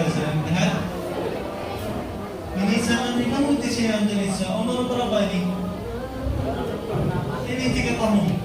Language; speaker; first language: Indonesian; non-native, learner; Arabic